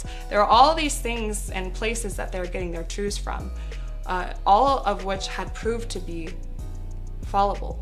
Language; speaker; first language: English; native; English